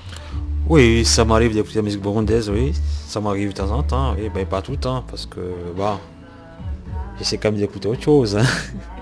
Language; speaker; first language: French; non-native, local second language; Rundi